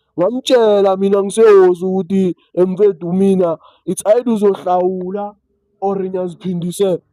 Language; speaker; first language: Zulu; native; Zulu